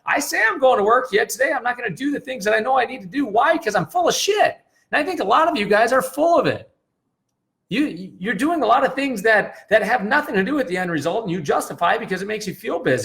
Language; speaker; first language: English; native; English